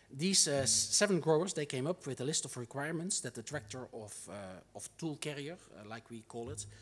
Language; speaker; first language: English; non-native, fluent; Dutch